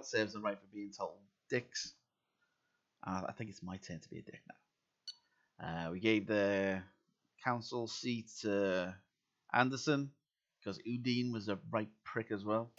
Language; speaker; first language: English; native; English